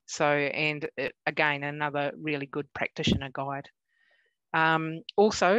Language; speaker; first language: English; native; English